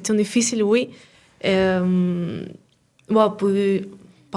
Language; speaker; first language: French; non-native, learner; Spanish